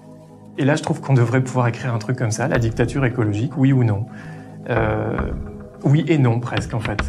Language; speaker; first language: French; native; French